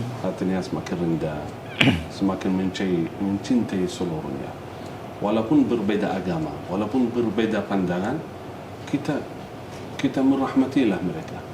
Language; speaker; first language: Indonesian; non-native, fluent; Arabic